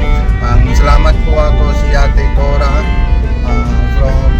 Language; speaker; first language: Filipino; non-native, local second language; Cebuano